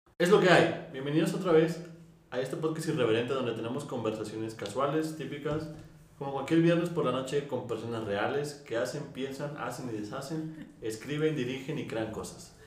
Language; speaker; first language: Spanish; native; Spanish